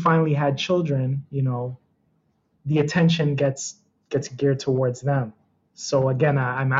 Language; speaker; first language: English; native; English